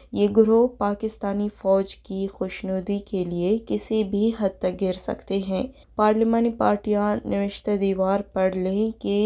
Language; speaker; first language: Urdu; non-native, local second language; Baluchi